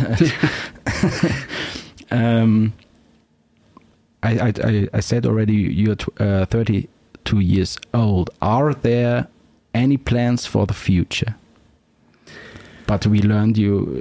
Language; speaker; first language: English; non-native, fluent; German